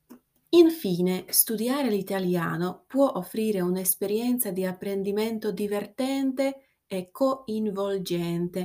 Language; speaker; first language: Italian; non-native, fluent; Slovak